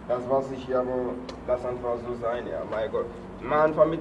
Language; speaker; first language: German; non-native, learner; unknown